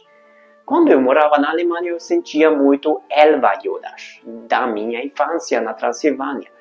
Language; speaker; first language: Portuguese; non-native, fluent; Hungarian